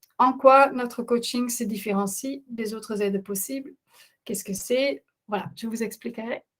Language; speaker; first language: French; non-native, fluent; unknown